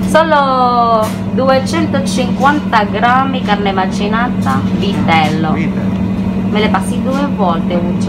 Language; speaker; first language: Italian; non-native, learner; Filipino